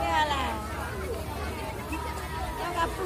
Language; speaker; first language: Indonesian; native; Indonesian